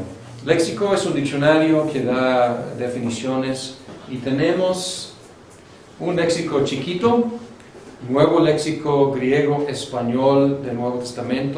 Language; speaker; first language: Spanish; non-native, fluent; English